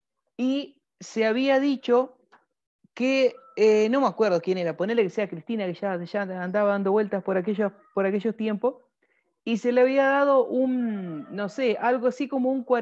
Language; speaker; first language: Spanish; native; Spanish